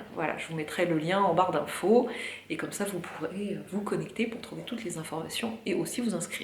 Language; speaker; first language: French; native; French